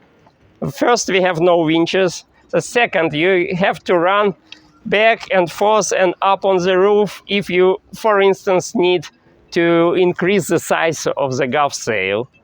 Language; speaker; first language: English; non-native, fluent; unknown